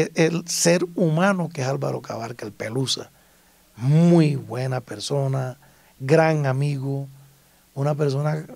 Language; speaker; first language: Spanish; native; Spanish